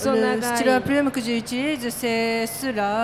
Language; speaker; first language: French; non-native, learner; Japanese